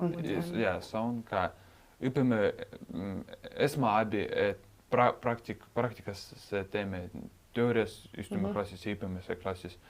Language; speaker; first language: Estonian; non-native, local second language; Russian